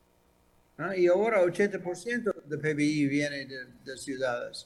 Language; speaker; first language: Spanish; non-native, fluent; English